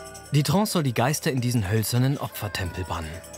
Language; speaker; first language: German; native; German